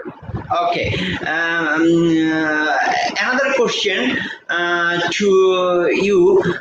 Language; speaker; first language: English; non-native, local second language; Bangla